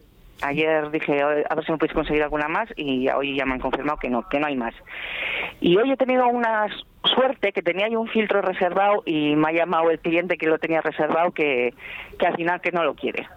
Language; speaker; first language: Spanish; native; Spanish